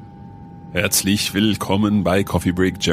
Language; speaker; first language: German; non-native, learner; English